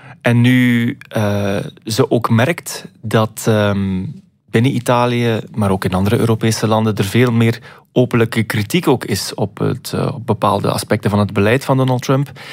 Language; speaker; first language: Dutch; native; Dutch